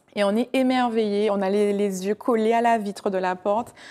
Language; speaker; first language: French; native; French